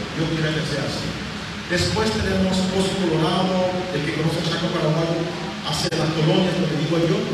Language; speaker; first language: Spanish; non-native, local second language; German